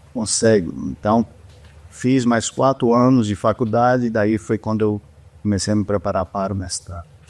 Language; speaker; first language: Portuguese; native; Portuguese